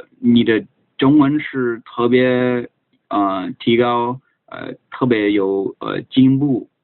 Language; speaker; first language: Chinese; non-native, learner; English